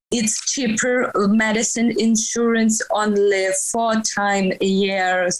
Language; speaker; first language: English; non-native, learner; Ukrainian